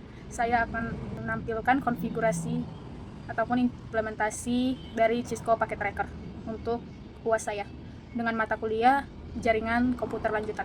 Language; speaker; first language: Indonesian; native; Indonesian